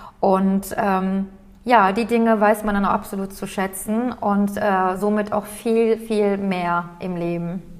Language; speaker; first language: German; early bilingual, other home language; Turkish